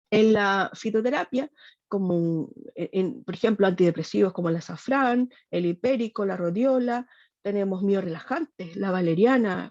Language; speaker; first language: Spanish; native; Spanish